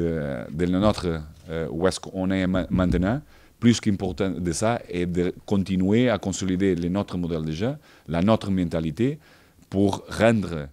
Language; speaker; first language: French; non-native, fluent; Portuguese